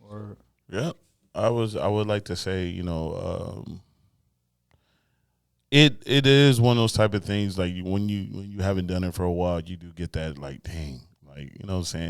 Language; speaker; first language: English; native; English